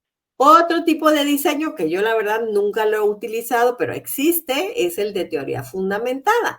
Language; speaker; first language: Spanish; native; Spanish